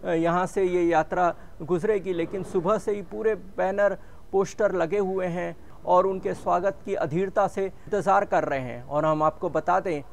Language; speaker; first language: Hindi; non-native, local second language; Marathi